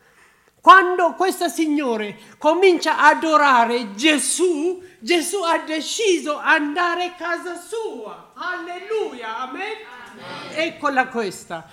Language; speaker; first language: Italian; non-native, learner; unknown